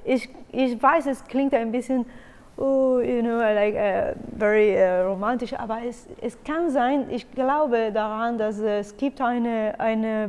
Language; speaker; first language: German; non-native, learner; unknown